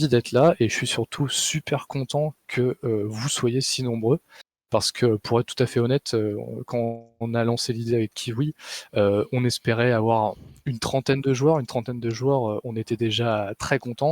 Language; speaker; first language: French; native; French